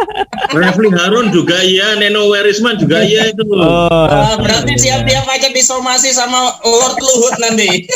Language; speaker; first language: Indonesian; native; Indonesian